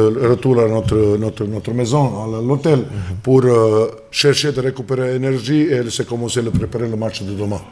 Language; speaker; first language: French; non-native, learner; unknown